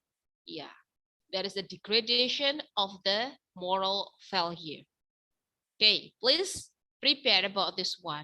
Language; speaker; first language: English; non-native, fluent; Indonesian